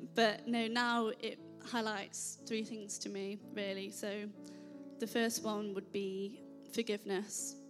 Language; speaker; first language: English; native; English